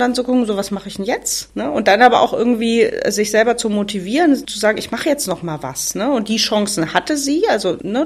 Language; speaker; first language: German; native; German